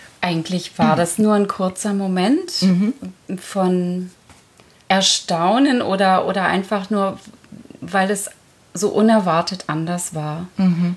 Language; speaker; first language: German; early bilingual, other home language; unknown